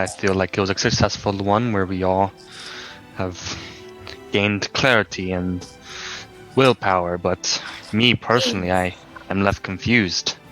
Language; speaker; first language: English; native; English